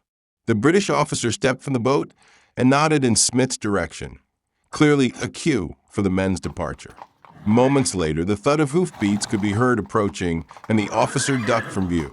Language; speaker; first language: English; native; English